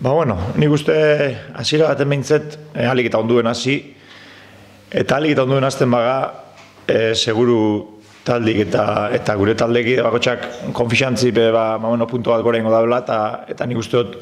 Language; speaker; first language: Basque; native; Basque